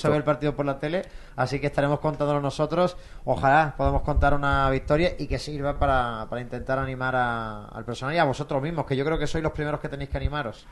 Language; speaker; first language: Spanish; native; Spanish